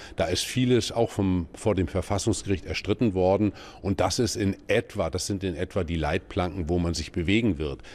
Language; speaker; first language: German; native; German